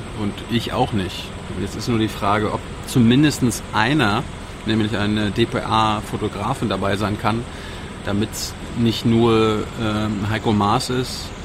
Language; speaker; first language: German; native; German